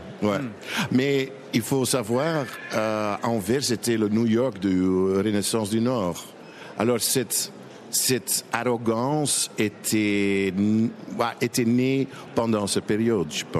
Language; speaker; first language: French; non-native, local second language; Dutch